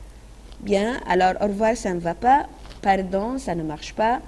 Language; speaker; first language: French; non-native, fluent; Arabic